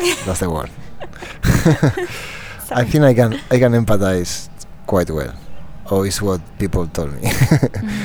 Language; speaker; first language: English; non-native, fluent; Spanish